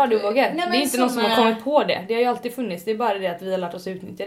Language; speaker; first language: Swedish; native; Swedish